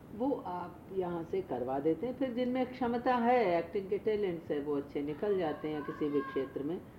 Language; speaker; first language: Hindi; native; Hindi